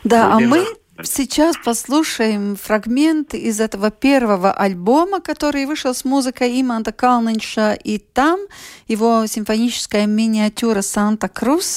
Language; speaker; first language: Russian; native; Russian